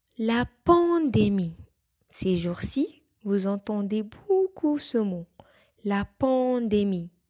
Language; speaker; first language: French; non-native, local second language; Arabic